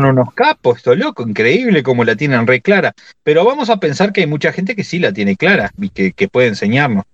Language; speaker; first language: Spanish; native; Spanish